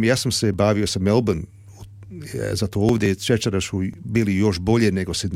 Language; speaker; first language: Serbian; early bilingual, heritage; Serbian